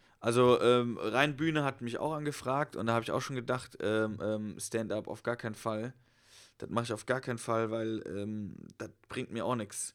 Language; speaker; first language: German; native; German